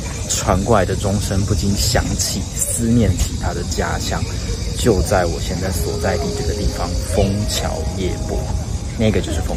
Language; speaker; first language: Chinese; native; Chinese